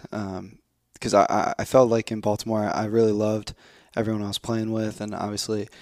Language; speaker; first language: English; native; English